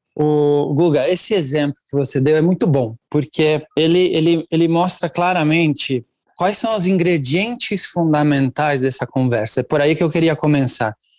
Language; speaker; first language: Portuguese; non-native, fluent; Italian